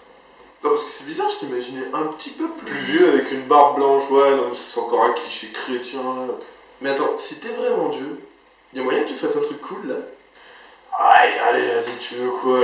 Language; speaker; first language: French; native; French